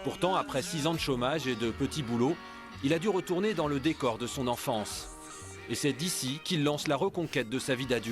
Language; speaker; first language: French; native; French